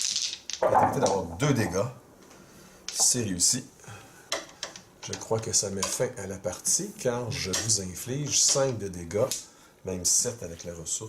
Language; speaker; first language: French; native; French